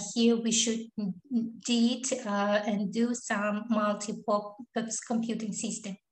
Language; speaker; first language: English; non-native, learner; Kazakh